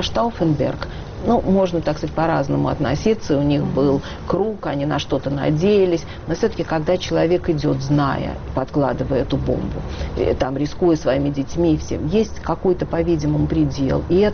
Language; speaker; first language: Russian; native; Russian